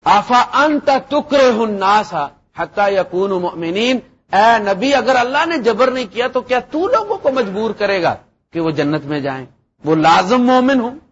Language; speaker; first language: Urdu; non-native, local second language; Punjabi